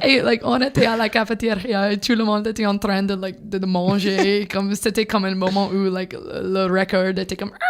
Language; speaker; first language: French; non-native, fluent; English